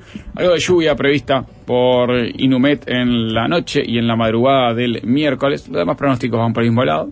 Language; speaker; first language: Spanish; native; Spanish